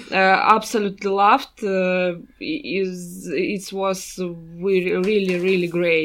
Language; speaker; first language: English; non-native, learner; Russian